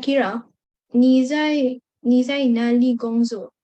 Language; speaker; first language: Chinese; non-native, learner; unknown